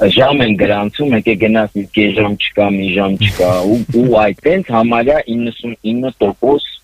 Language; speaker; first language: Armenian; native; Armenian